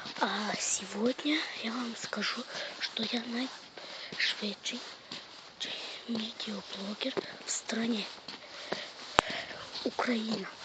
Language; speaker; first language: Russian; non-native, local second language; Ukrainian